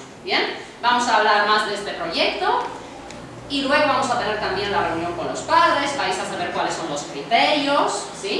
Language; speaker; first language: Spanish; non-native, fluent; Romanian